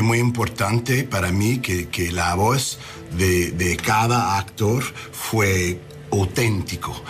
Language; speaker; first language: Spanish; non-native, learner; English